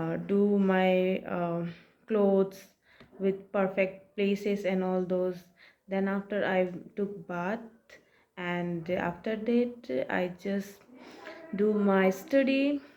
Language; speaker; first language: English; non-native, learner; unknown